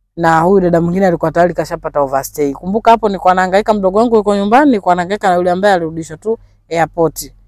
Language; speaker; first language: Swahili; native; Swahili